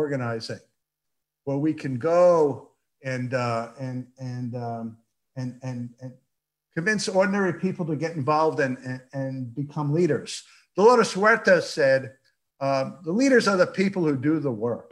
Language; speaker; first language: English; early bilingual, other home language; Yiddish